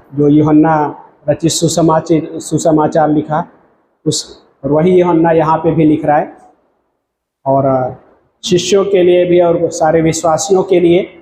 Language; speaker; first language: Hindi; non-native, local second language; Marathi